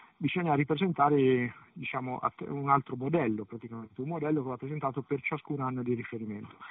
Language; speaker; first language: Italian; native; Italian